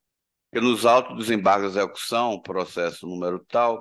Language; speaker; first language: Portuguese; native; Portuguese